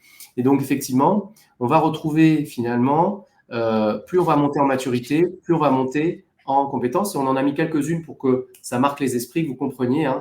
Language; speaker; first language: French; native; French